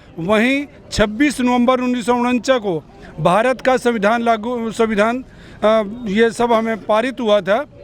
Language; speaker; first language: Hindi; native; Hindi